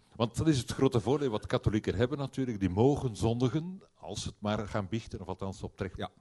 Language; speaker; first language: Dutch; native; Dutch